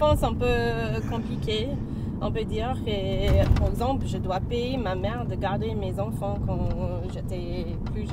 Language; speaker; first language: French; non-native, learner; English